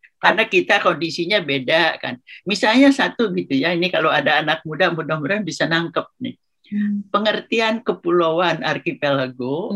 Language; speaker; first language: Indonesian; non-native, local second language; Sundanese